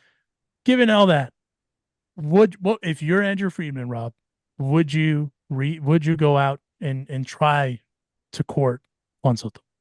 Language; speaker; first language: English; native; English